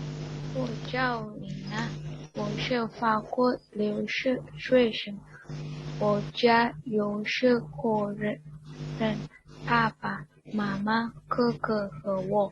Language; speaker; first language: Chinese; non-native, learner; Indonesian